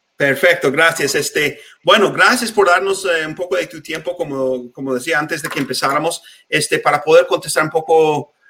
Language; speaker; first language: Spanish; non-native, fluent; English